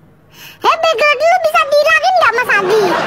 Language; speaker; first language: Vietnamese; non-native, learner; Indonesian